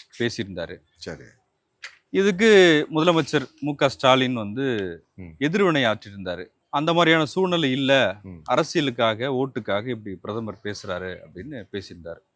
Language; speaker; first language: Tamil; native; Tamil